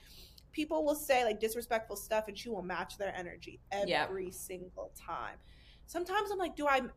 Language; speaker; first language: English; native; English